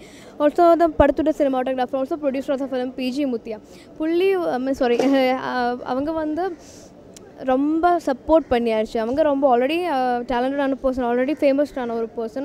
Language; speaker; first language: Tamil; non-native, learner; Malayalam